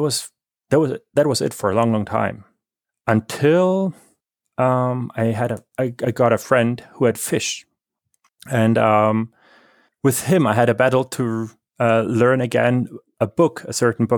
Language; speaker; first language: English; non-native, fluent; German